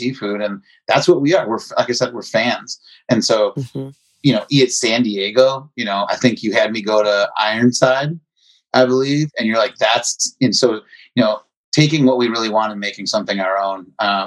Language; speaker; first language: English; native; English